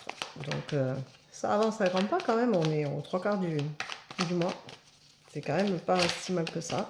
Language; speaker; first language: French; native; French